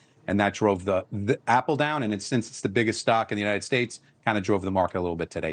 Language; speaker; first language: English; native; English